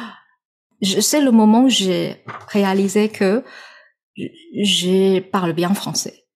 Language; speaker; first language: French; non-native, fluent; Chinese